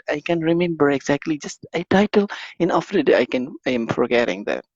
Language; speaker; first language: English; non-native, learner; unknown